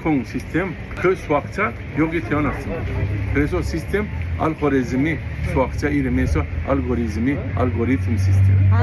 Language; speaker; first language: Korean; non-native, learner; Uzbek